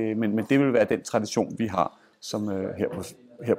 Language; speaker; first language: Danish; native; Danish